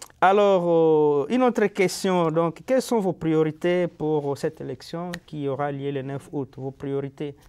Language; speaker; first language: French; non-native, local second language; Lingala